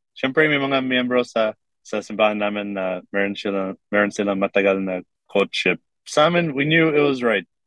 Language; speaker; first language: Filipino; non-native, fluent; English